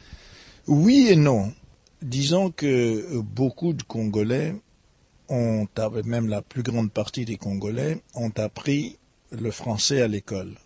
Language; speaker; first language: French; non-native, local second language; Lingala